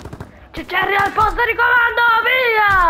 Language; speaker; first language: Italian; native; Italian